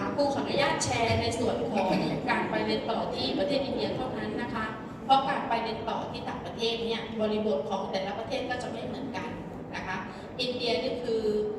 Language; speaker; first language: Thai; non-native, local second language; Northeastern Thai